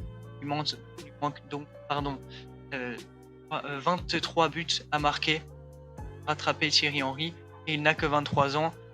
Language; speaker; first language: French; native; French